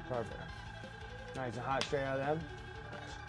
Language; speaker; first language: English; native; English